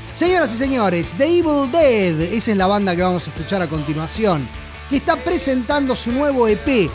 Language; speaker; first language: Spanish; native; Spanish